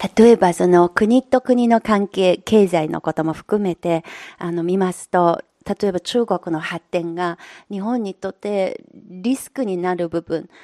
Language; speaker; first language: Japanese; non-native, fluent; Chinese